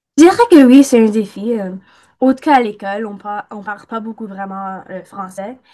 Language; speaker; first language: French; non-native, local second language; English